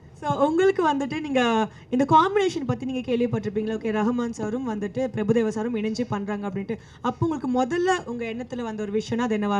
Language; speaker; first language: Tamil; native; Tamil